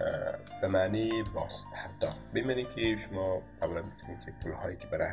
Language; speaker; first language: Persian; native; Persian